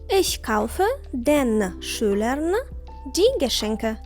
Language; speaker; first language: German; non-native, fluent; Ukrainian